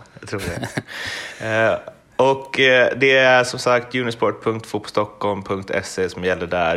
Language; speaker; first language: Swedish; native; Swedish